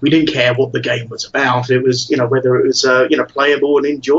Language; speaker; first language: English; native; English